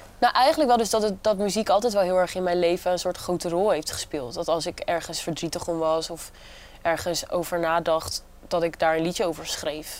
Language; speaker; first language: Dutch; native; Dutch